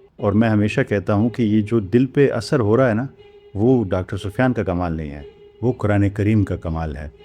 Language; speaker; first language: Urdu; non-native, local second language; Pashto